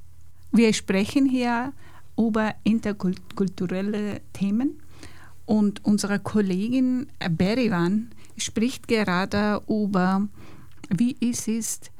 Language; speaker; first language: German; non-native, fluent; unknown